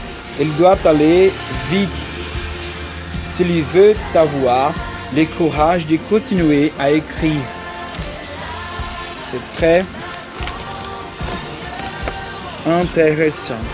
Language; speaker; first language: French; non-native, learner; Portuguese